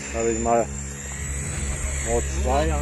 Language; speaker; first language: German; non-native, fluent; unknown